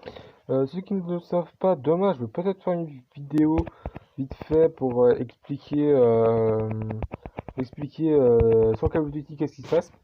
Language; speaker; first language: French; native; French